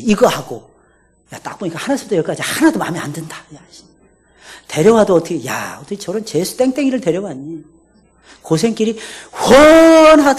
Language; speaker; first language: Korean; native; Korean